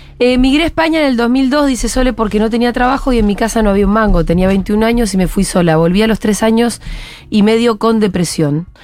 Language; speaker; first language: Spanish; native; Spanish